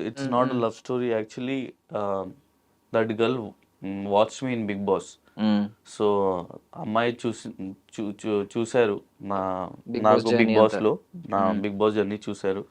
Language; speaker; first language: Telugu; non-native, local second language; Hindi